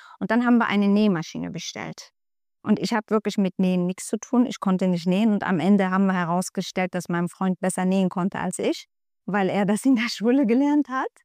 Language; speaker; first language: German; non-native, fluent; Turkish